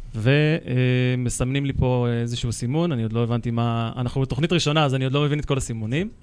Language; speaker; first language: Hebrew; native; Hebrew